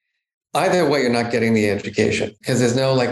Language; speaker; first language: English; native; English